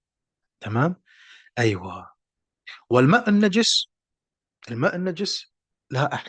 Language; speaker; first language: Arabic; non-native, fluent; French